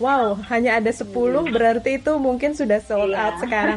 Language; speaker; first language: Indonesian; native; Indonesian